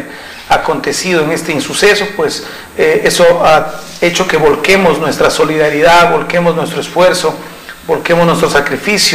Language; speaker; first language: Spanish; native; Spanish